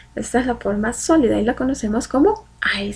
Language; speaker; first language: Spanish; native; Spanish